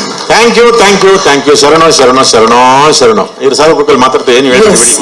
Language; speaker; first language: Kannada; native; Kannada